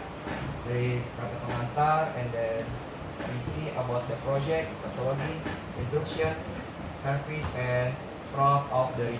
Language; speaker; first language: English; non-native, learner; Indonesian